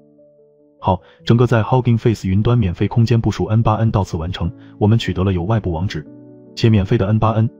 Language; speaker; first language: Chinese; native; Chinese